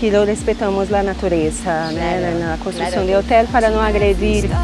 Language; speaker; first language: Spanish; non-native, learner; Portuguese